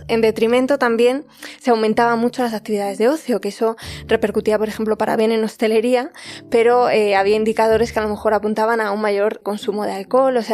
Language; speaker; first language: Spanish; native; Spanish